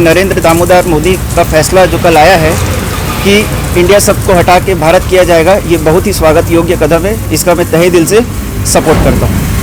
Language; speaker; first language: Hindi; native; Hindi